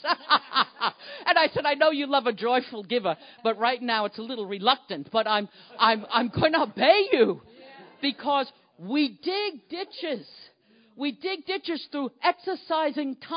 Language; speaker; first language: English; native; English